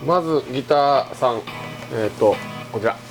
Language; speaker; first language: Japanese; native; Japanese